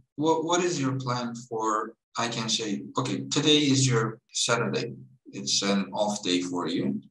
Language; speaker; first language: English; non-native, fluent; Turkish